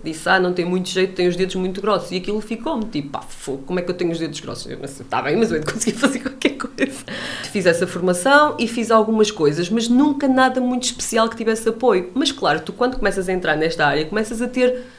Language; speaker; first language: Portuguese; native; Portuguese